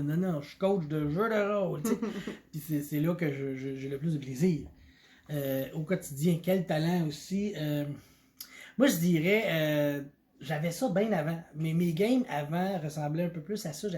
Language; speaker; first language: French; native; French